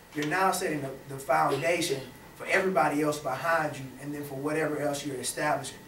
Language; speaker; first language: English; native; English